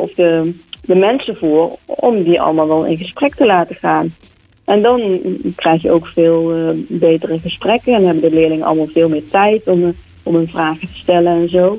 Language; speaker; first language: Dutch; native; Dutch